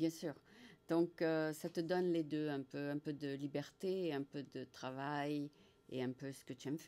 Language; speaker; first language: French; native; French